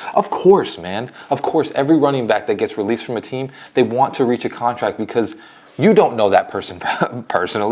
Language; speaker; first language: English; native; English